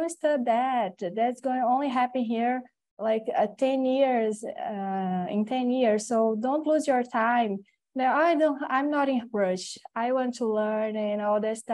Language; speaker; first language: English; non-native, learner; Portuguese